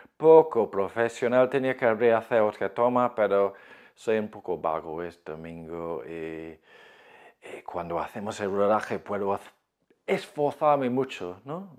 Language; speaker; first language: Spanish; non-native, fluent; English